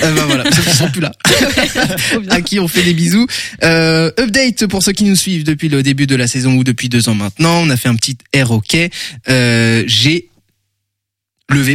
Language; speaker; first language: French; native; French